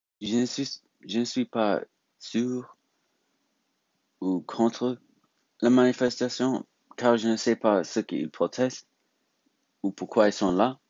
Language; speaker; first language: French; non-native, learner; English